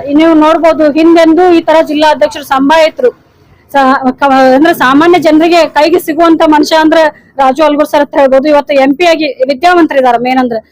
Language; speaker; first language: Kannada; native; Kannada